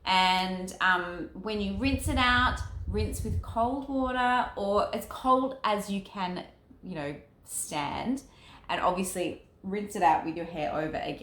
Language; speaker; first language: English; native; English